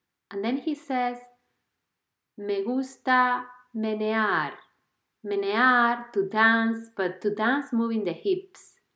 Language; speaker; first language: English; non-native, fluent; Spanish